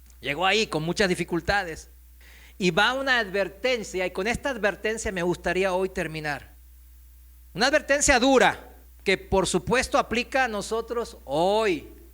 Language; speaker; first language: Spanish; non-native, fluent; Korean